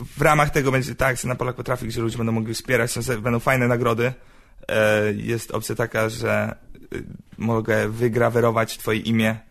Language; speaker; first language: Polish; early bilingual, heritage; Polish